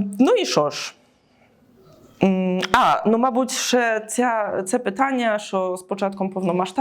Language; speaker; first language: Polish; non-native, learner; Ukrainian